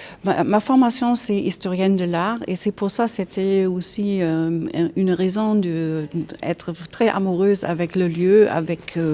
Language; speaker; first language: French; non-native, fluent; German